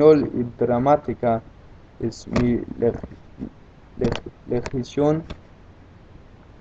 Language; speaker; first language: Spanish; non-native, learner; Danish